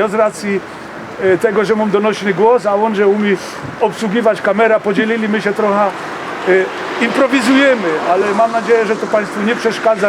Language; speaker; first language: Polish; native; Polish